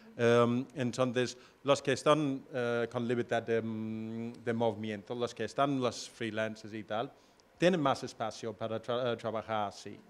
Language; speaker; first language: Spanish; non-native, fluent; English